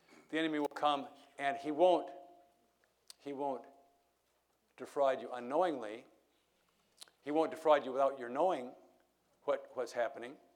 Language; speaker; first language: English; native; English